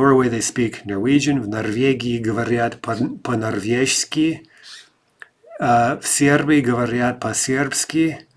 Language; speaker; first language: Russian; non-native, fluent; English